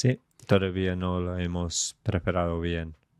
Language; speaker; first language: Spanish; non-native, fluent; English